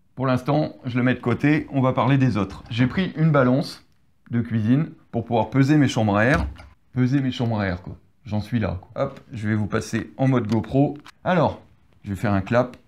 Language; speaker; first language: French; native; French